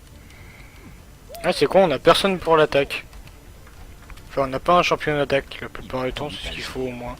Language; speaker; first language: French; native; French